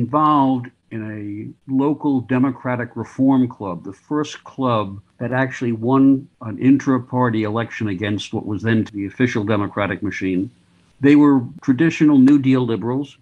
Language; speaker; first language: English; native; English